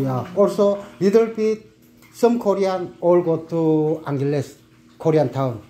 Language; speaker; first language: English; non-native, learner; Korean